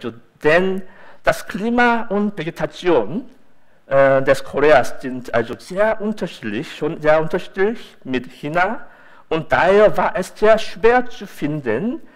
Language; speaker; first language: German; non-native, fluent; Korean